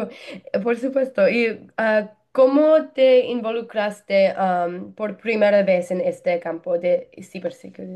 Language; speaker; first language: Spanish; non-native, learner; English